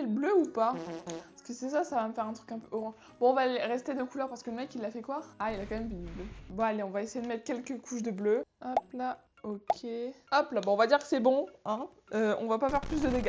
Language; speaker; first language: French; native; French